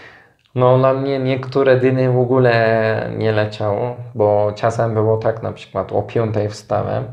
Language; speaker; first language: Polish; non-native, fluent; Turkish